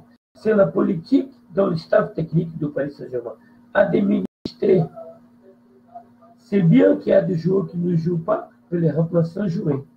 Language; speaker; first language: French; non-native, fluent; Portuguese